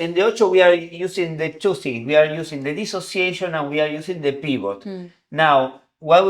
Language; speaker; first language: English; non-native, fluent; Spanish